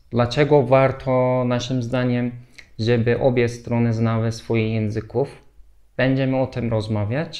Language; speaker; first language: Polish; non-native, learner; Turkish